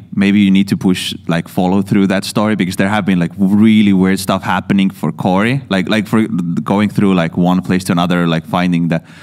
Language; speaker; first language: English; non-native, fluent; Estonian